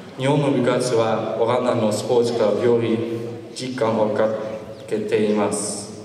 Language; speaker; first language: Japanese; non-native, learner; Dutch